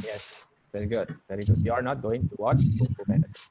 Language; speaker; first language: English; non-native, fluent; Indonesian